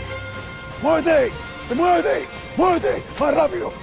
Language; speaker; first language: Spanish; native; Spanish